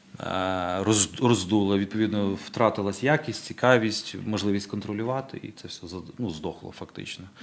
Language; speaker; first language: Ukrainian; native; Ukrainian